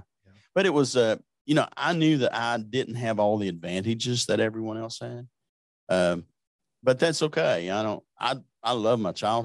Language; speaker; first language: English; native; English